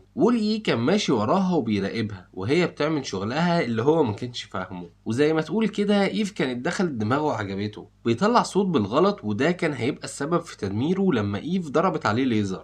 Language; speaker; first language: Arabic; native; Arabic